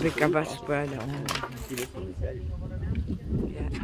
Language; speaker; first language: Danish; non-native, learner; Filipino